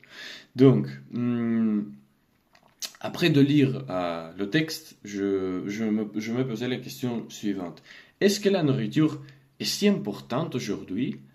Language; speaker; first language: French; non-native, learner; Russian